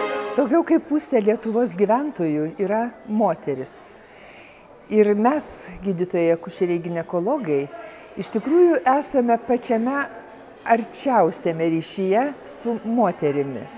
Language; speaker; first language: Lithuanian; native; Lithuanian